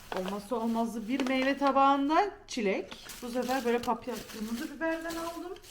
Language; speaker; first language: Turkish; early bilingual, heritage; Turkish